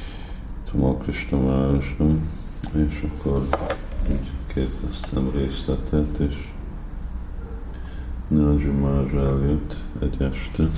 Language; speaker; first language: Hungarian; non-native, fluent; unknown